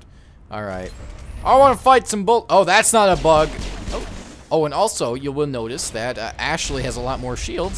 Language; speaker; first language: English; native; English